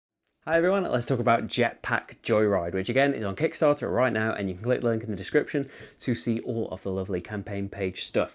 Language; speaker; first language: English; native; English